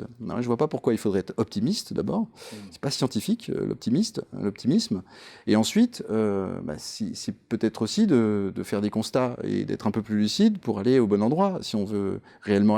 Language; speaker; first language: French; native; French